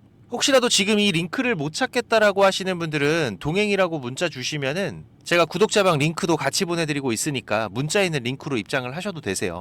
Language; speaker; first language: Korean; native; Korean